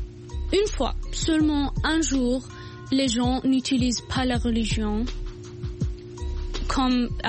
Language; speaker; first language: French; non-native, local second language; Arabic